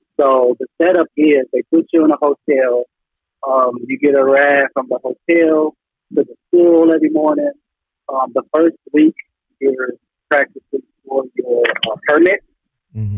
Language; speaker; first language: English; native; English